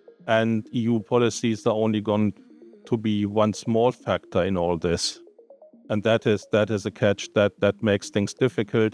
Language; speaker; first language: English; non-native, fluent; German